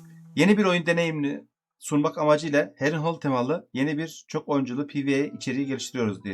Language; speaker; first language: Turkish; native; Turkish